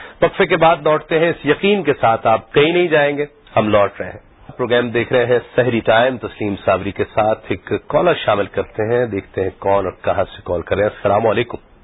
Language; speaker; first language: Urdu; native; Urdu